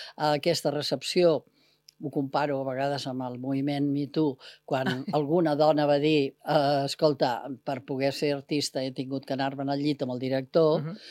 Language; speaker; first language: Catalan; native; Catalan